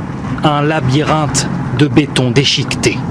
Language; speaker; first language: French; native; French